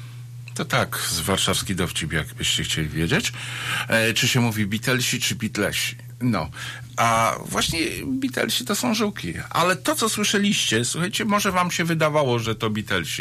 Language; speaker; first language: Polish; native; Polish